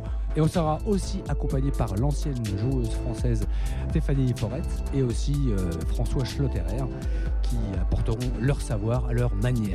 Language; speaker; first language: French; native; French